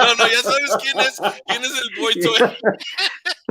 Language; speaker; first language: Spanish; native; Spanish